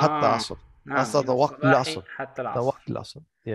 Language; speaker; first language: Arabic; non-native, learner; English